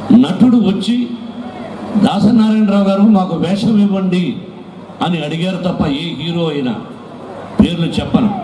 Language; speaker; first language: Telugu; native; Telugu